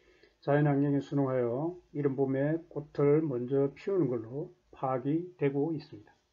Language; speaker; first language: Korean; native; Korean